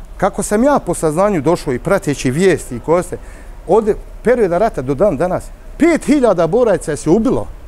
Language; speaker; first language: Serbian; native; Serbian